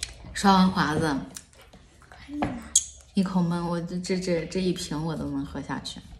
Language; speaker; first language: Chinese; native; Chinese